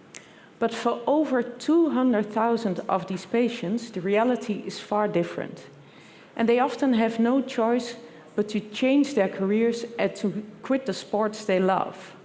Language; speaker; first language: English; non-native, fluent; Dutch